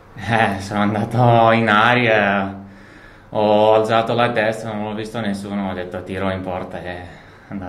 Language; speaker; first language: Italian; non-native, fluent; Lithuanian